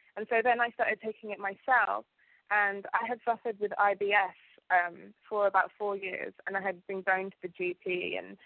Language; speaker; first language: English; early bilingual, other home language; Ganda